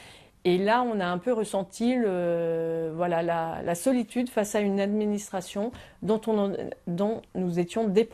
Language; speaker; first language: French; native; French